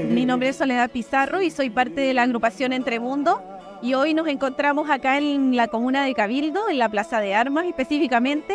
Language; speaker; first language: Spanish; native; Spanish